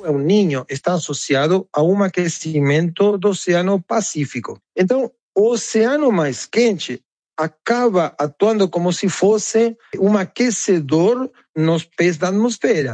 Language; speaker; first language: Portuguese; native; Portuguese